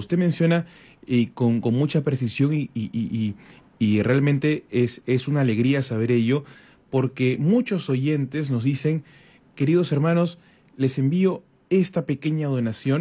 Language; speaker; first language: Spanish; native; Spanish